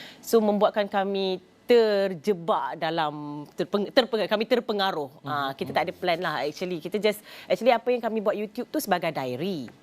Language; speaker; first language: Malay; native; Malay